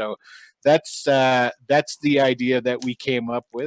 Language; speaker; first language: English; native; English